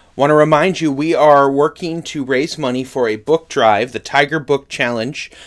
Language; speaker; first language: English; native; English